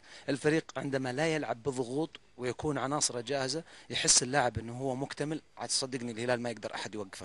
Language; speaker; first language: Arabic; native; Arabic